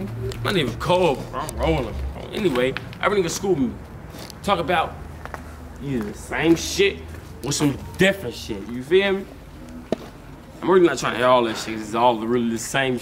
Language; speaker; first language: English; native; English